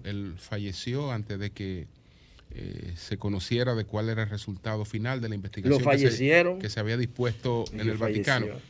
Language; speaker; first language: Spanish; native; Spanish